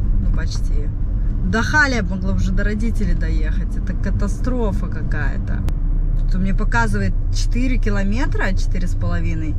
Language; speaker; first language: Russian; native; Russian